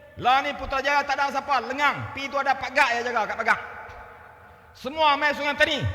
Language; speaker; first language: Malay; native; Malay